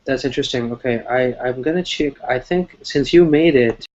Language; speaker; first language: English; non-native, fluent; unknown